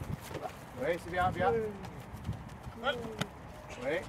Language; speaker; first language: French; non-native, learner; English